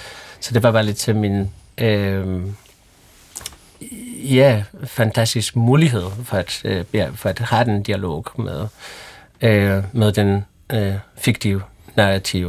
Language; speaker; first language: Danish; non-native, fluent; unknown